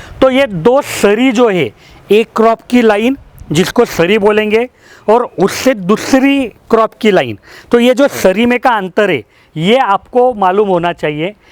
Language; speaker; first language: Hindi; non-native, local second language; Marathi